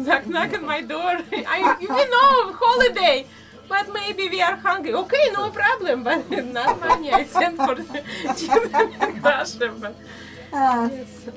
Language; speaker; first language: English; non-native, learner; Russian